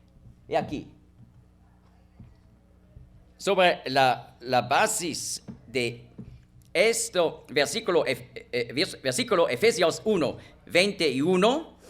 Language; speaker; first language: Spanish; non-native, fluent; German